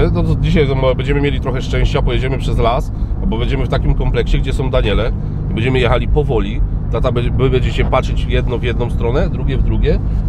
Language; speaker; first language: Polish; native; Polish